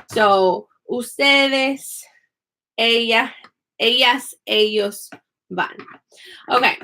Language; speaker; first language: Spanish; non-native, fluent; English